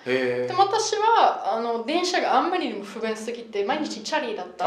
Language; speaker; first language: Japanese; non-native, fluent; German